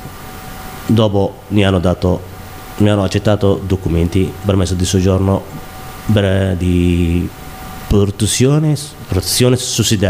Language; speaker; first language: Italian; non-native, learner; Somali